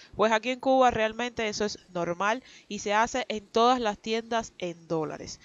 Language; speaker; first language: Spanish; native; Spanish